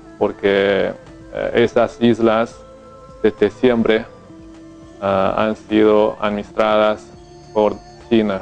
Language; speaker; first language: Spanish; non-native, fluent; Chinese